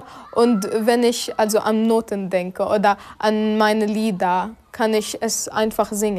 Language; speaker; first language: German; non-native, fluent; Arabic